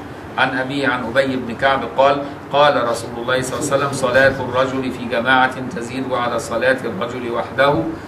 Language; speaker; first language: Arabic; native; Arabic